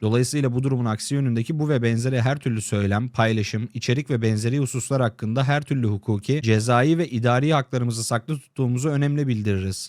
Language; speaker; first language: Turkish; native; Turkish